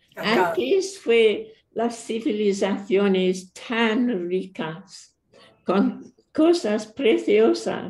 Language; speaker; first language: Spanish; non-native, fluent; English